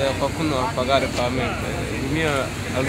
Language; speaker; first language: Italian; non-native, learner; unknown